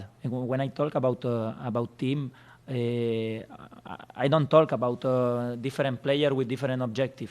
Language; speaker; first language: English; non-native, fluent; Spanish